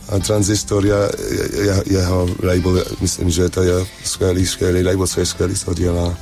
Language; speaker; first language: Czech; non-native, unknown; English